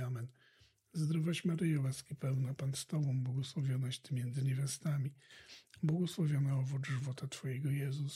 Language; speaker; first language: Polish; native; Polish